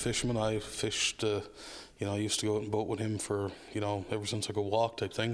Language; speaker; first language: English; native; English